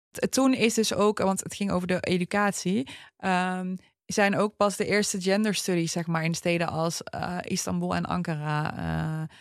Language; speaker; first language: Dutch; early bilingual, other home language; Turkish